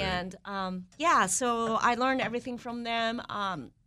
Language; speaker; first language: English; non-native, fluent; Japanese